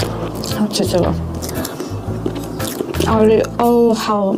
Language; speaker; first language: Chinese; non-native, learner; Korean